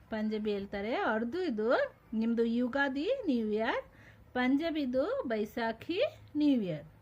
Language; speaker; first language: Kannada; non-native, local second language; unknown